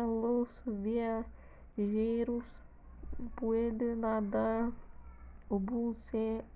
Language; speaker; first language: Spanish; non-native, learner; Portuguese